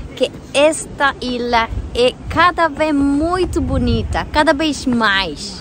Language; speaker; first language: Portuguese; early bilingual, heritage; Spanish